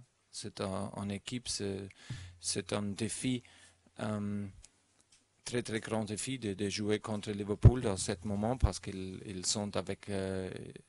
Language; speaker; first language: French; non-native, learner; German